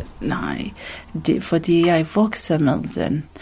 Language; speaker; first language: Danish; non-native, learner; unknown